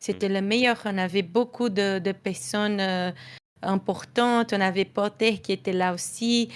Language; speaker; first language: French; non-native, fluent; Portuguese